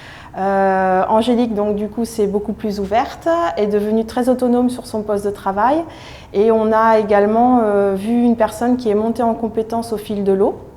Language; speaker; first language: French; native; French